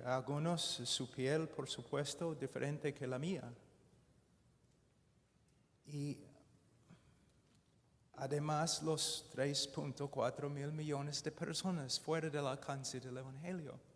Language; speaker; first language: Spanish; non-native, fluent; English